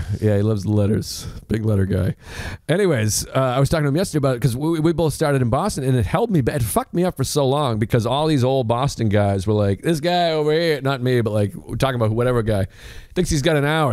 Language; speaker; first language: English; native; English